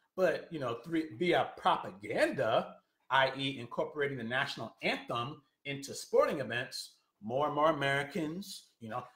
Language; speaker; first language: English; native; English